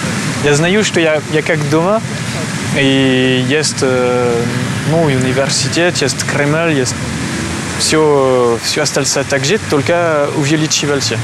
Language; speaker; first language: Russian; non-native, fluent; French